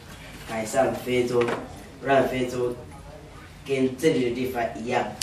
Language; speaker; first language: Chinese; non-native, fluent; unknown